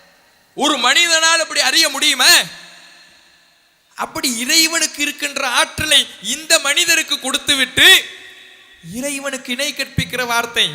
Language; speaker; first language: Tamil; native; Tamil